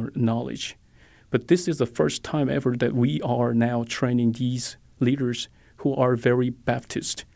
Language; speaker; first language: English; non-native, fluent; Korean